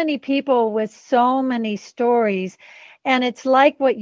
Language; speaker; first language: English; native; English